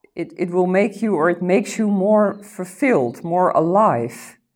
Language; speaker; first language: English; non-native, fluent; Dutch